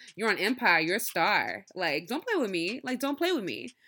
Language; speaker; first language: English; early bilingual, other home language; Yoruba